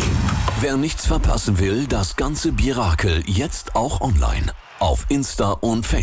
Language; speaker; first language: German; native; German